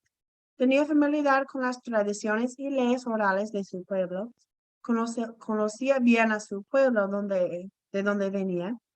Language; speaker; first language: Spanish; non-native, fluent; English